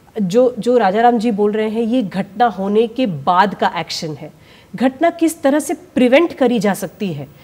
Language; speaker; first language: Hindi; native; Hindi